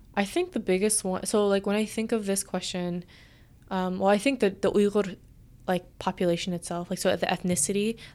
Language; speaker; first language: English; early bilingual, other home language; Chinese